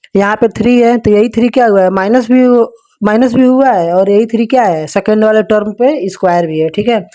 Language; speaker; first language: Hindi; native; Hindi